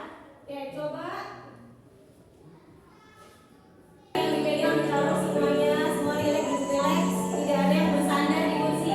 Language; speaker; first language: Indonesian; native; Indonesian